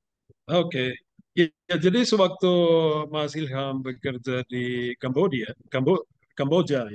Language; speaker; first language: Indonesian; native; Indonesian